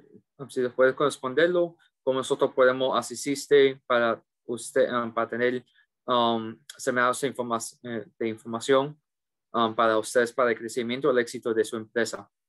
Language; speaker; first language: Spanish; early bilingual, heritage; English